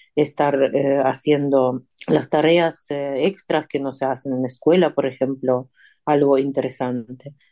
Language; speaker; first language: Spanish; non-native, fluent; Ukrainian